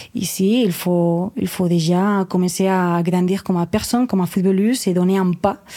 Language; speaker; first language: French; non-native, fluent; Spanish